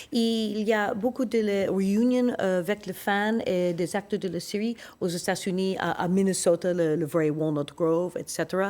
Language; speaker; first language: French; non-native, learner; English